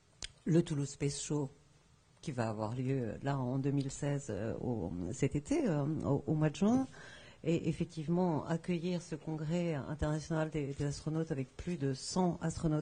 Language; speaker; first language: French; native; French